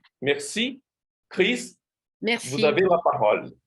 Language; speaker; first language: French; non-native, fluent; Portuguese